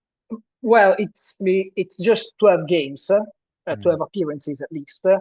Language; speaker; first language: English; non-native, fluent; Italian